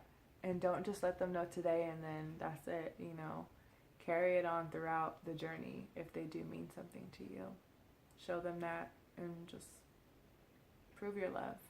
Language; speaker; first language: English; native; English